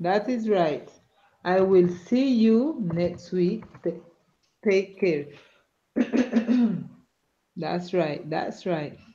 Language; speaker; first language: English; non-native, learner; Spanish